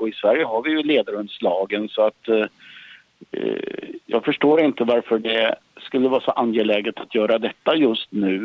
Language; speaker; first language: Swedish; native; Swedish